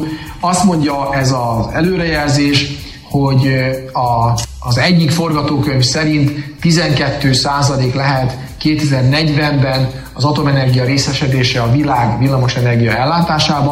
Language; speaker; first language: Hungarian; native; Hungarian